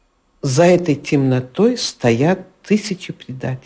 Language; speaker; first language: Polish; non-native, learner; Russian